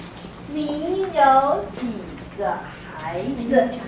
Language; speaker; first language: Chinese; non-native, learner; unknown